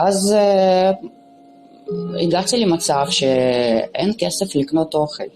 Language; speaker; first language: Hebrew; non-native, local second language; Romanian